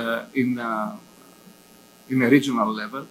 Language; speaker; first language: English; non-native, fluent; Greek